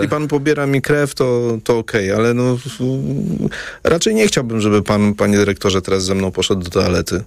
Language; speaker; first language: Polish; native; Polish